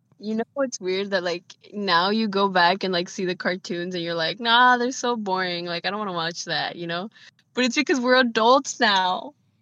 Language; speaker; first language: English; early bilingual, other home language; Spanish